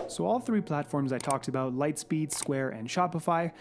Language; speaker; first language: English; native; English